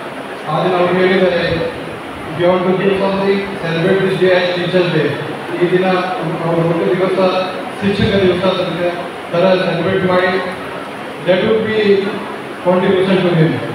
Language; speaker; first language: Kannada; non-native, learner; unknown